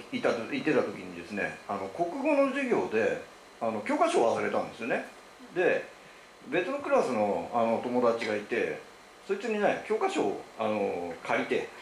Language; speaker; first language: Japanese; native; Japanese